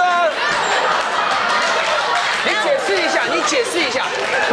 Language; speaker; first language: Chinese; native; Chinese